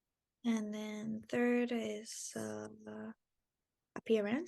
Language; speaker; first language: English; non-native, learner; Japanese